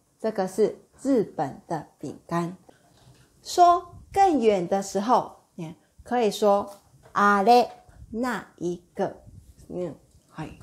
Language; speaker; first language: Chinese; non-native, fluent; Japanese